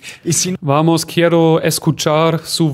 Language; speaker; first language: Spanish; non-native, fluent; German